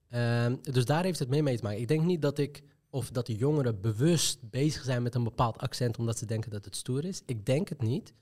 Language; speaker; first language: Dutch; early bilingual, other home language; Arabic